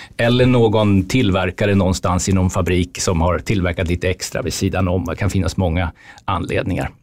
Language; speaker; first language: Swedish; native; Swedish